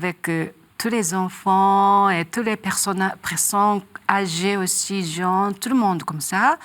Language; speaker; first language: French; non-native, learner; Japanese